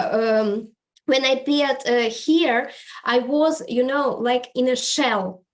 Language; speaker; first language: English; non-native, fluent; Ukrainian